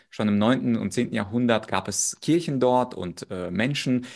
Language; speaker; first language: German; early bilingual, other home language; Russian